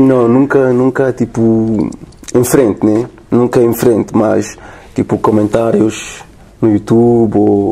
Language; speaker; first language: Portuguese; non-native, learner; French